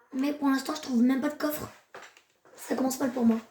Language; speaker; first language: French; native; French